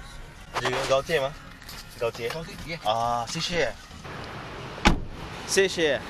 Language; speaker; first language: Chinese; non-native, learner; Filipino